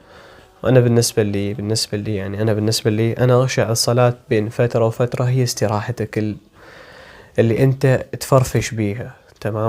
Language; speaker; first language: Arabic; native; Arabic